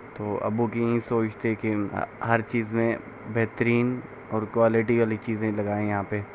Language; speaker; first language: Urdu; non-native, local second language; Sindhi